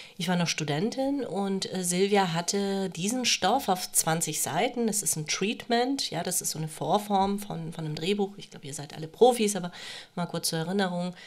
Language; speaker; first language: German; early bilingual, other home language; Romanian